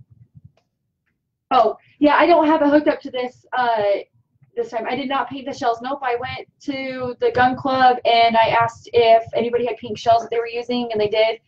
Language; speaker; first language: English; native; English